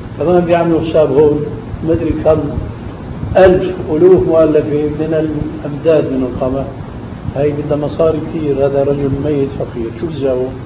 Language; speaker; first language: Arabic; native; Arabic